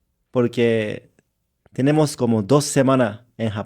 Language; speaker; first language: Spanish; non-native, learner; Japanese